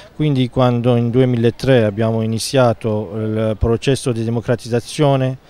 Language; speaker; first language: Italian; non-native, fluent; Arabic